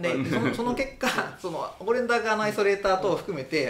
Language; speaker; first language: Japanese; native; Japanese